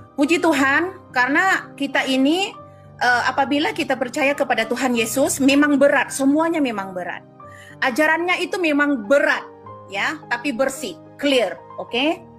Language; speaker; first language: Indonesian; non-native, local second language; Madurese